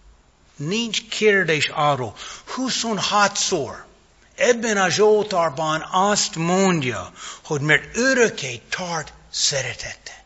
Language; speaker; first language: Hungarian; non-native, fluent; English